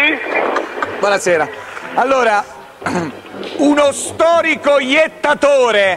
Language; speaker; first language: Italian; native; Italian